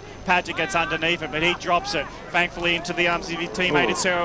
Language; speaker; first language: English; native; English